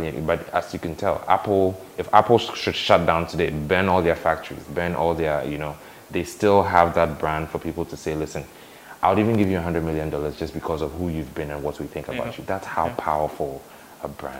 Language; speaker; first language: English; non-native, local second language; Akan